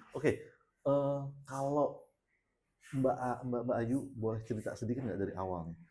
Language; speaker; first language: Indonesian; native; Indonesian